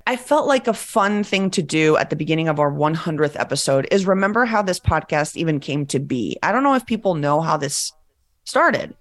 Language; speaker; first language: English; early bilingual, other home language; Spanish